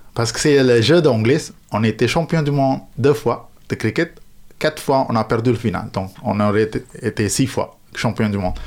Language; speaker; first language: French; non-native, fluent; Sinhala